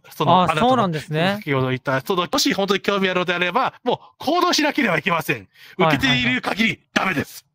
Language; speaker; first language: Japanese; non-native, fluent; English